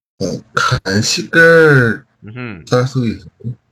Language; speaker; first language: Korean; non-native, learner; Chinese